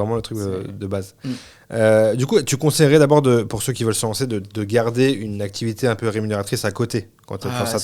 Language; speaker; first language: French; native; French